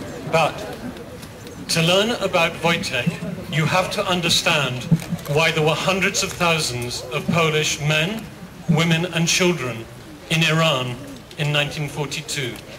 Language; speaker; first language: English; native; English